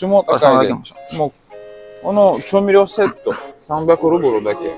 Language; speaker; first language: Japanese; non-native, learner; Russian